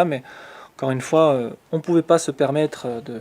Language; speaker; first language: French; native; French